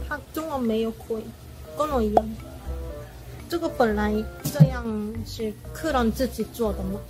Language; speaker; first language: Chinese; non-native, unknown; Korean